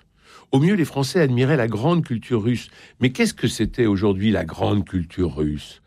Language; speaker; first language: French; native; French